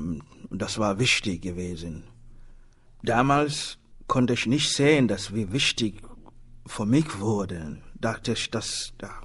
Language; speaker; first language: German; non-native, learner; Swahili